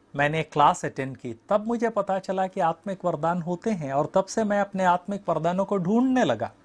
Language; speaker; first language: Hindi; native; Hindi